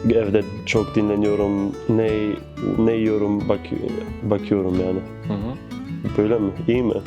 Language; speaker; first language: Turkish; non-native, fluent; Bosnian